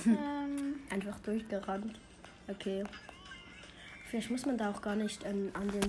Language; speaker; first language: German; native; German